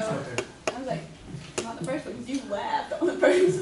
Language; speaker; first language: English; native; English